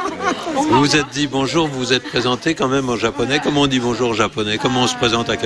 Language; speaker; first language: French; native; French